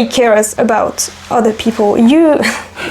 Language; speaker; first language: English; non-native, fluent; French